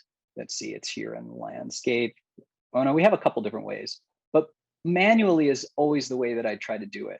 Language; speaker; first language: English; native; English